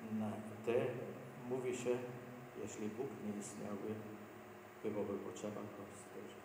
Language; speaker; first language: Polish; non-native, learner; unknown